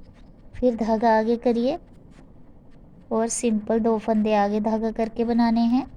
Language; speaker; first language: Hindi; non-native, local second language; Punjabi